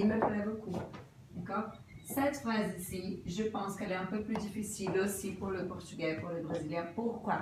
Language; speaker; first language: French; non-native, fluent; Portuguese